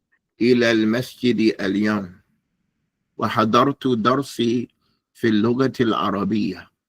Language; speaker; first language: Arabic; non-native, fluent; English